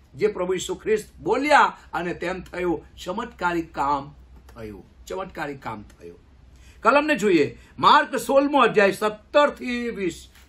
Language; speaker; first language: Gujarati; non-native, local second language; Gamit